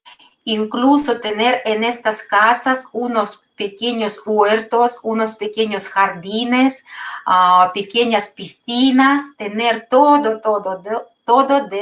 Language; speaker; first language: Spanish; non-native, fluent; Russian